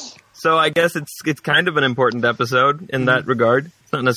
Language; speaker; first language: English; non-native, fluent; Swedish